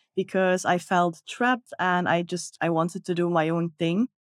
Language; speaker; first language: English; non-native, fluent; Dutch